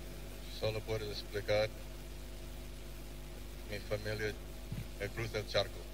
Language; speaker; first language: Spanish; non-native, learner; English